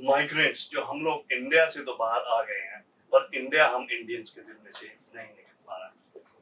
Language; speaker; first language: Hindi; native; Hindi